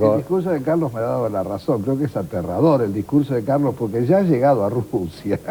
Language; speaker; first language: Spanish; native; Spanish